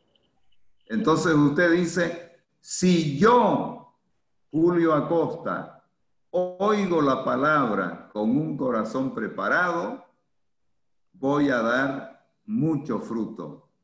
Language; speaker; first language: Spanish; native; Spanish